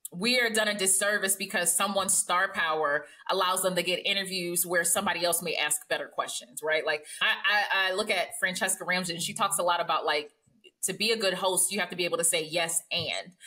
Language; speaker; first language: English; native; English